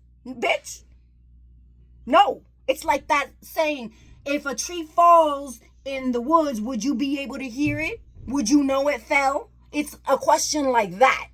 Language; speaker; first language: English; native; English